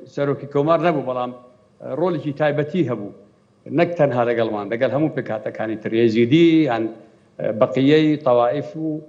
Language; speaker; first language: Central Kurdish; non-native, local second language; Assyrian Neo-Aramaic